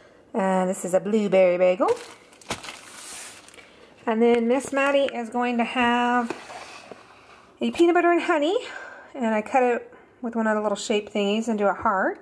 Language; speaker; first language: English; native; English